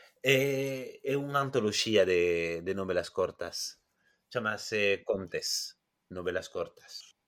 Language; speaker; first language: Galician; non-native, fluent; French